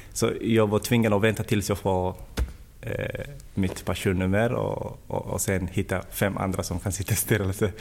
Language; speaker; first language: Swedish; non-native, fluent; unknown